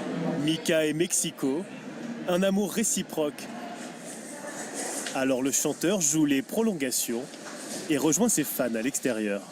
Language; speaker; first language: French; native; French